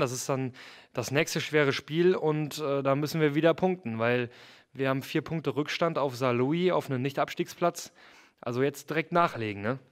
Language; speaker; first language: German; native; German